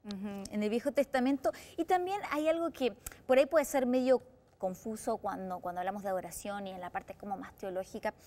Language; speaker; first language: Spanish; native; Spanish